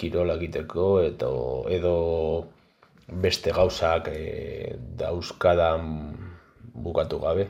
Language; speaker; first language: Basque; non-native, learner; Spanish